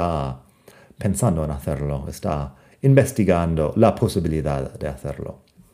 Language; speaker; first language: Spanish; non-native, fluent; English